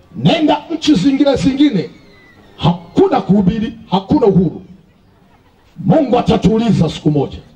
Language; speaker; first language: Swahili; native; Swahili